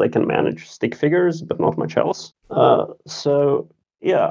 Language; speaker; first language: English; non-native, fluent; Latvian